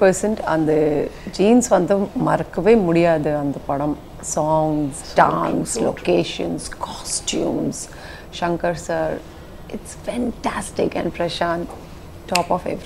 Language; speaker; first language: Tamil; non-native, fluent; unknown